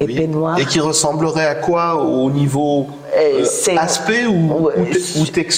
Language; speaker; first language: French; native; French